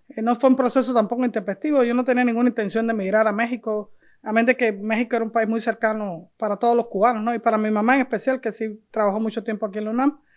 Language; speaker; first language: Spanish; native; Spanish